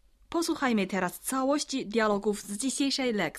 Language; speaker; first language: Polish; non-native, fluent; Chinese